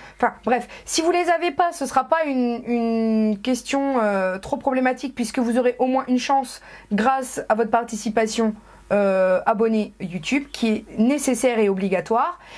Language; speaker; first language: French; native; French